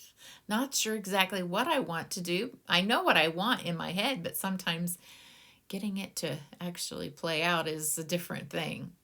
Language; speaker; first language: English; native; English